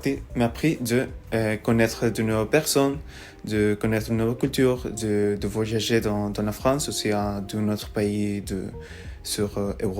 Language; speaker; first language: French; non-native, learner; Spanish